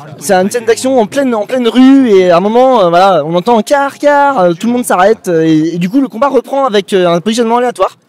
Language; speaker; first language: French; native; French